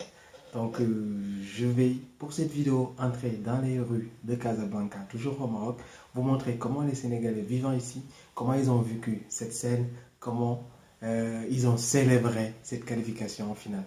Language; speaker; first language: French; non-native, local second language; Wolof